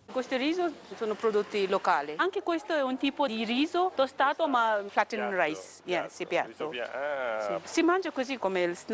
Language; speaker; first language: Italian; non-native, fluent; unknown